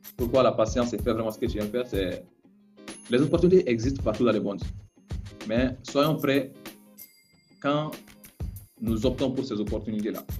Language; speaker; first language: French; non-native, local second language; Bambara